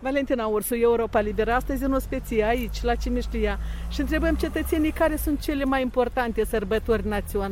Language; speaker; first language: Romanian; native; Romanian